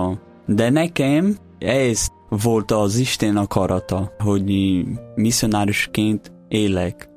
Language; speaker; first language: Hungarian; non-native, learner; Portuguese